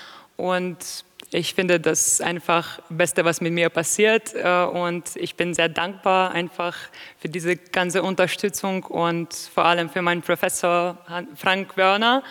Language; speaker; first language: German; non-native, fluent; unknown